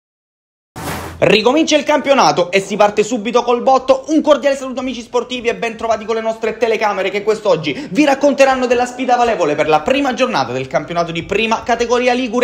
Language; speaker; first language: Italian; native; Italian